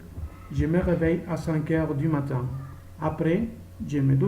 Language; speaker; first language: French; non-native, fluent; Spanish